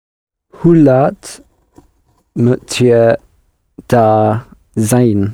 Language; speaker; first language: Dutch; non-native, learner; English